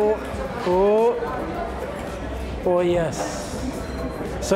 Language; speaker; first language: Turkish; non-native, learner; Italian